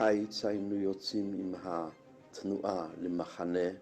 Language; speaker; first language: Hebrew; non-native, fluent; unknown